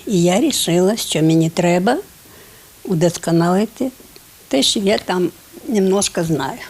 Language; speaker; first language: Ukrainian; non-native, local second language; Russian